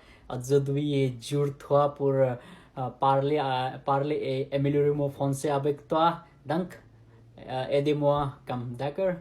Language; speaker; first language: French; non-native, learner; Nepali